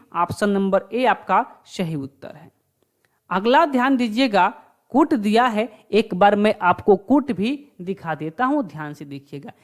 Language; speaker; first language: Hindi; native; Hindi